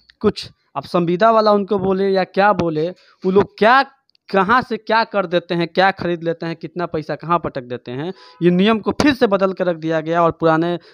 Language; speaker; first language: Hindi; native; Hindi